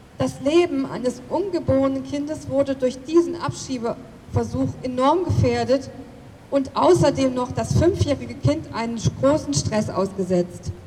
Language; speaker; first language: German; native; German